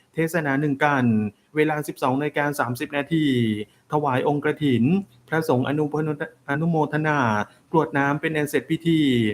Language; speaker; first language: Thai; native; Thai